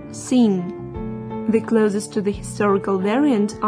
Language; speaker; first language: English; non-native, fluent; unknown